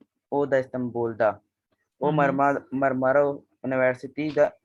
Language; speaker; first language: Turkish; non-native, learner; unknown